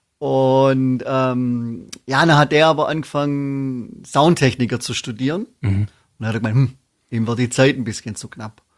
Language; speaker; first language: German; native; German